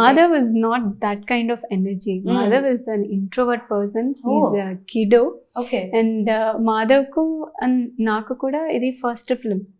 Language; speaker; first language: Telugu; non-native, learner; Tamil